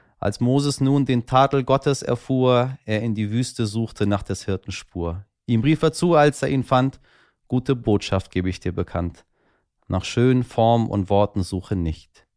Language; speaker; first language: German; early bilingual, other home language; Persian